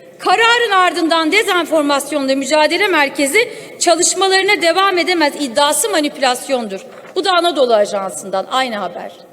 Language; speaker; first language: Turkish; non-native, local second language; Kurdish